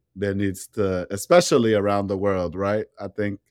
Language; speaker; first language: English; native; English